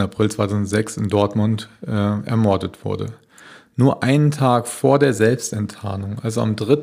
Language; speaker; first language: German; native; German